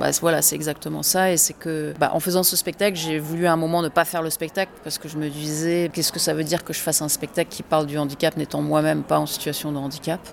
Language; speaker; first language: French; early bilingual, other home language; English